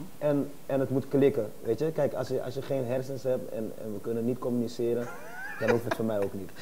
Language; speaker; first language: Dutch; native; Dutch